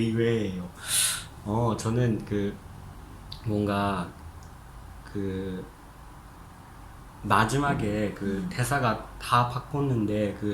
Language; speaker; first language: Korean; non-native, fluent; Japanese